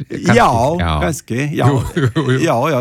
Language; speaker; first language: Icelandic; non-native, learner; Italian